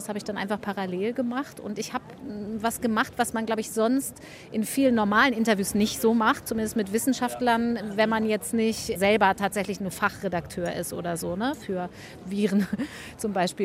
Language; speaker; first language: German; native; German